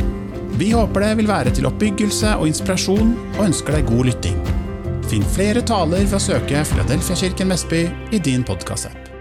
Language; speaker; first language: Norwegian; native; Norwegian